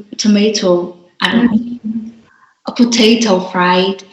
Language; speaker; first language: English; non-native, learner; Vietnamese